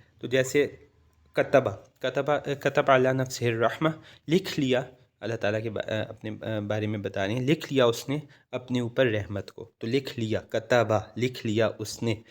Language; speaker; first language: Urdu; native; Urdu